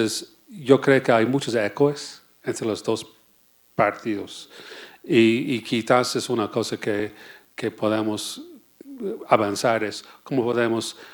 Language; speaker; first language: Spanish; non-native, fluent; English